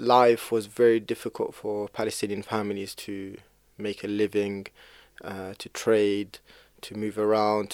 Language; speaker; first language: English; native; English